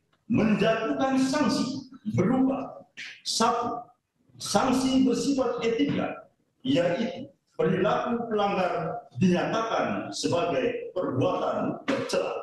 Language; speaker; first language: Indonesian; native; Indonesian